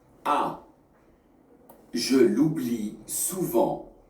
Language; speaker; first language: French; non-native, learner; Russian